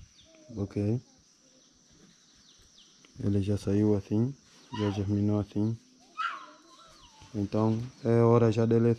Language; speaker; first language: Portuguese; non-native, fluent; Vietnamese